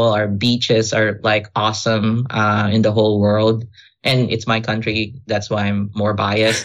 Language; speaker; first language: English; non-native, local second language; Filipino